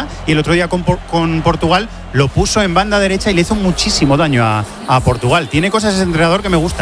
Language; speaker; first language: Spanish; native; Spanish